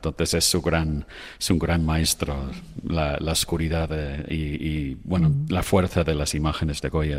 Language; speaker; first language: Spanish; non-native, fluent; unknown